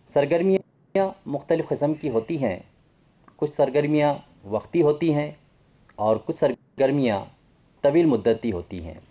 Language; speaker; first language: Urdu; native; Urdu